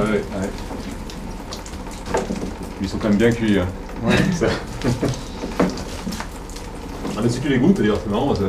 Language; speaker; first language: French; native; French